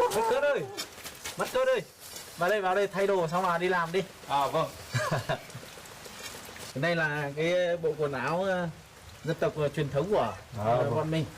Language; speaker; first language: Vietnamese; native; Vietnamese